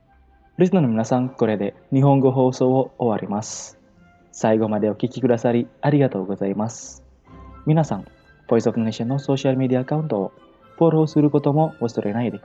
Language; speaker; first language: Japanese; non-native, fluent; Indonesian